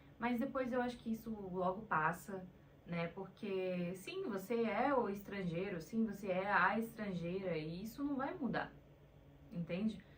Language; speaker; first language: Portuguese; native; Portuguese